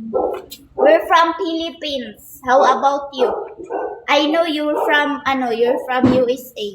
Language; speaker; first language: English; non-native, local second language; Cebuano